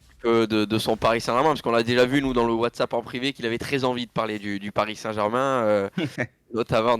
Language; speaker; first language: French; native; French